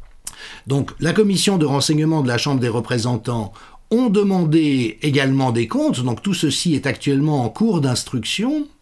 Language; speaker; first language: French; native; French